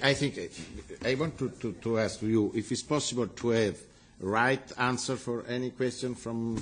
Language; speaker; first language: English; non-native, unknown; Italian